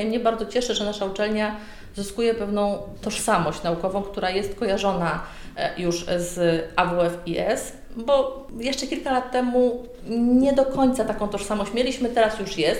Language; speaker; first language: Polish; native; Polish